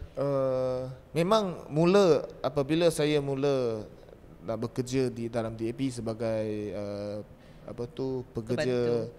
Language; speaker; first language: Malay; native; Malay